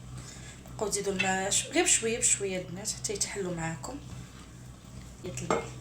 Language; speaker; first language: Arabic; native; Arabic